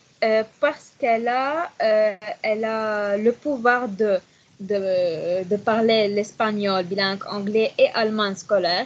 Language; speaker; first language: French; non-native, learner; Arabic